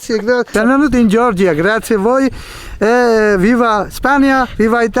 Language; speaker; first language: Italian; non-native, learner; Georgian